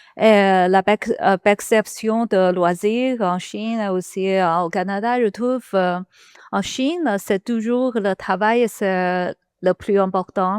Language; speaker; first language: French; non-native, learner; Chinese